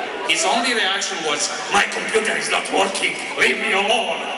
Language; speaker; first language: English; non-native, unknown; Serbian